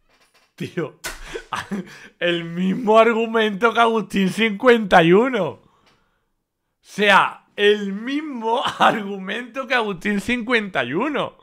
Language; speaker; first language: Spanish; native; Spanish